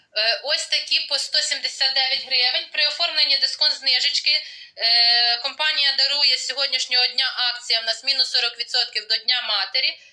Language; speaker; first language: Ukrainian; native; Ukrainian